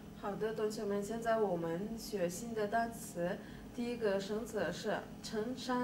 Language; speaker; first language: Chinese; non-native, fluent; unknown